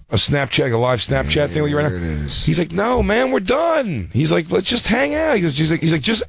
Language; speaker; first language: English; native; English